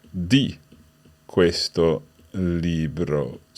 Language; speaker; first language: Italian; non-native, fluent; English